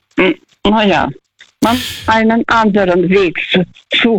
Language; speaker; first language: German; non-native, fluent; Russian